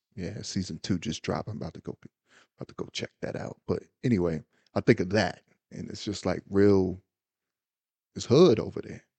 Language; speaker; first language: English; native; English